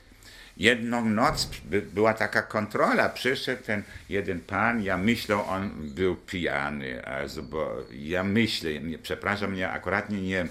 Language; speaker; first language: Polish; non-native, local second language; German